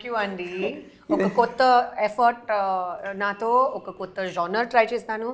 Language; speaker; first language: Telugu; non-native, learner; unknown